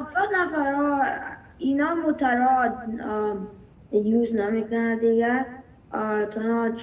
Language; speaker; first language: Persian; early bilingual, heritage; Persian